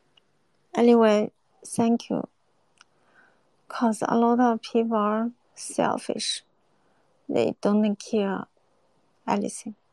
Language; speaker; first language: English; non-native, learner; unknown